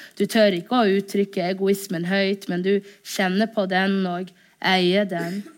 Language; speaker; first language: Norwegian; early bilingual, other home language; Somali